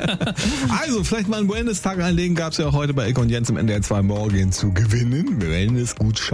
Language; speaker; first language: German; native; German